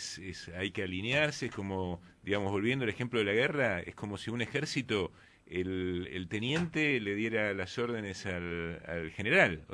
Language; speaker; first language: Spanish; native; Spanish